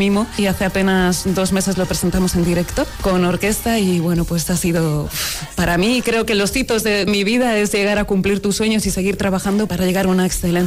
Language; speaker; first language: Spanish; non-native, local second language; Galician